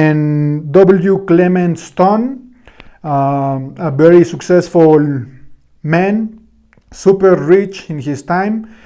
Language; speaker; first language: English; non-native, fluent; Spanish